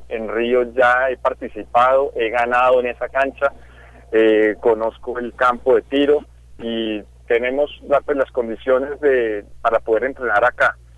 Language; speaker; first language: Spanish; native; Spanish